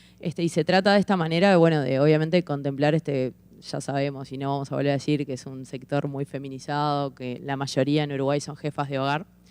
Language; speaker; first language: Spanish; native; Spanish